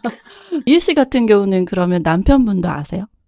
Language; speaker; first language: Korean; native; Korean